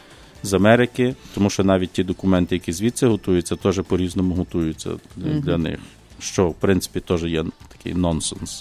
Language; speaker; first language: Ukrainian; native; Ukrainian